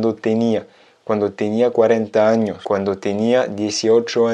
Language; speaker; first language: Spanish; non-native, fluent; French